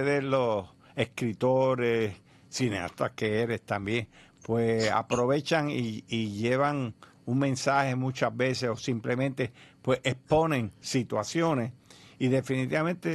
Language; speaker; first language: Spanish; native; Spanish